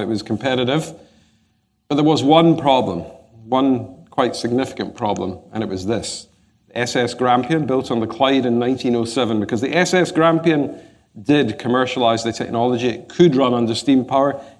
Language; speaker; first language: English; native; English